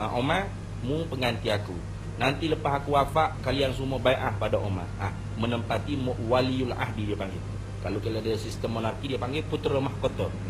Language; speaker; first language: Malay; native; Malay